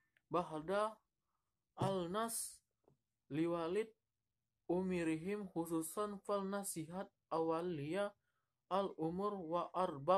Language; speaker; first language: Arabic; non-native, learner; Indonesian